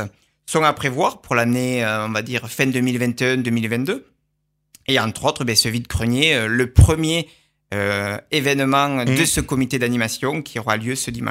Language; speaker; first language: French; native; French